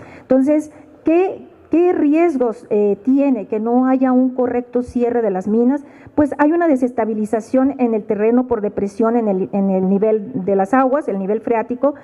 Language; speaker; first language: Spanish; native; Spanish